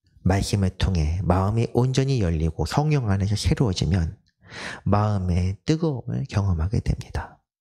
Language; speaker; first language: Korean; native; Korean